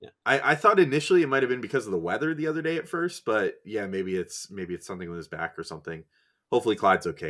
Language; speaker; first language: English; native; English